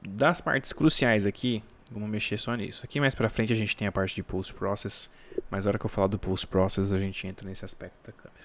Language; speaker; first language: Portuguese; native; Portuguese